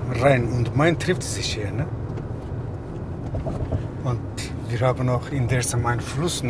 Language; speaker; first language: German; non-native, learner; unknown